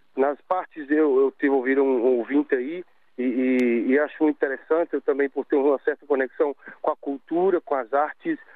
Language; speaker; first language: Portuguese; native; Portuguese